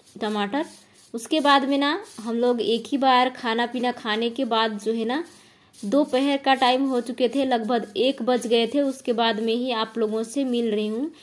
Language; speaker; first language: Hindi; native; Hindi